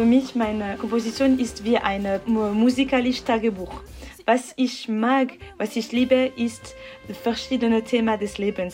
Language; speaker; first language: German; non-native, learner; French